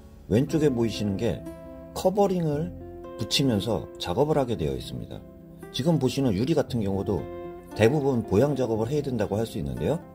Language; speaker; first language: Korean; native; Korean